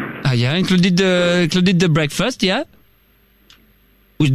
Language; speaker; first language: English; non-native, learner; French